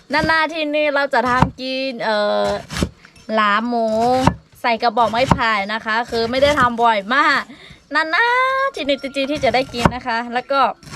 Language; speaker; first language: Thai; non-native, local second language; Lahu